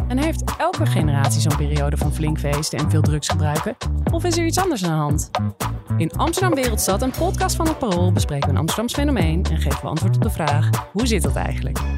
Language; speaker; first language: Dutch; native; Dutch